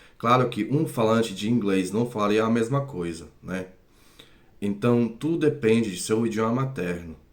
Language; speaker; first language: Portuguese; non-native, fluent; Croatian